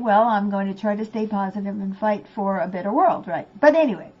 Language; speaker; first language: English; native; English